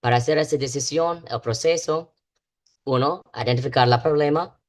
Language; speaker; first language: Spanish; non-native, learner; English